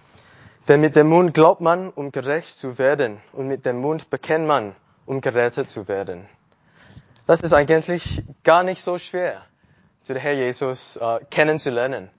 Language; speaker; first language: German; non-native, learner; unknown